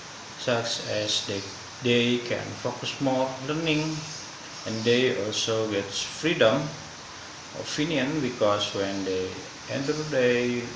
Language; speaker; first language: English; non-native, learner; Indonesian